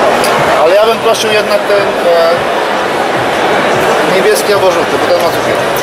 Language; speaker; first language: Polish; native; Polish